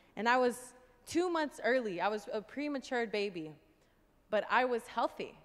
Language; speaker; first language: English; native; English